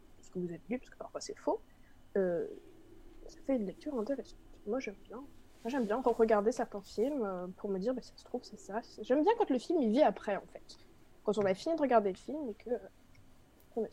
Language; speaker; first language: French; native; French